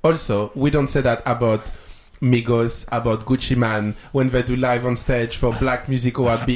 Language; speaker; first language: English; non-native, fluent; French